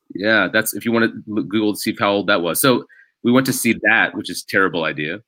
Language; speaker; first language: English; native; English